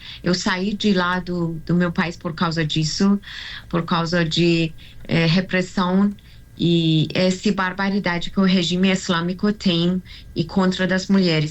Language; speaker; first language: Portuguese; non-native, learner; Persian